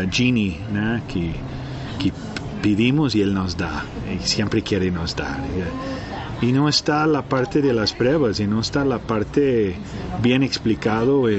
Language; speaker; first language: Spanish; non-native, fluent; Portuguese